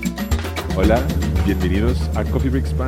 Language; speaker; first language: Spanish; non-native, fluent; English